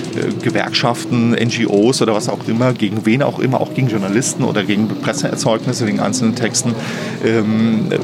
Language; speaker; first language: German; native; German